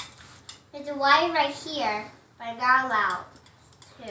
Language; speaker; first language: English; native; English